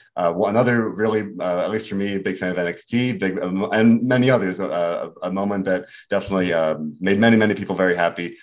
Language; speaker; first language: English; native; English